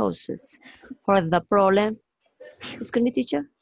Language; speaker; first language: English; non-native, learner; Spanish